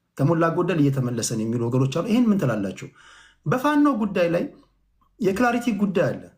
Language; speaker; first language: Amharic; native; Amharic